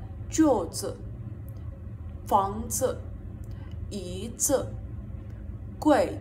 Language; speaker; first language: Chinese; non-native, fluent; Persian